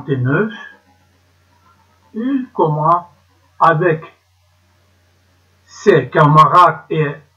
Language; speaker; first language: French; non-native, learner; Ukrainian